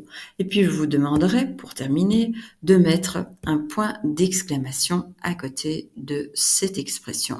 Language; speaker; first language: French; non-native, fluent; Dutch